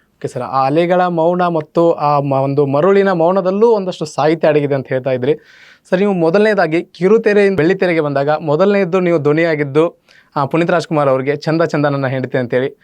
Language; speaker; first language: Kannada; native; Kannada